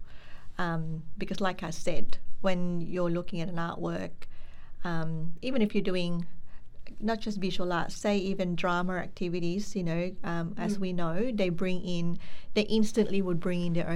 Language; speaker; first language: English; non-native, local second language; Filipino